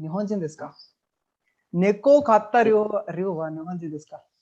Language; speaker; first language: Japanese; non-native, learner; Hindi